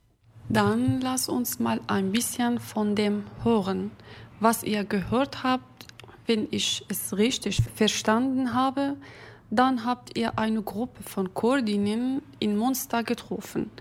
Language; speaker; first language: German; non-native, fluent; Kurdish